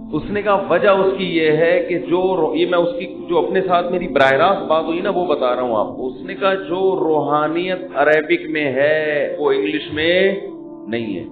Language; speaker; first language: Urdu; native; Urdu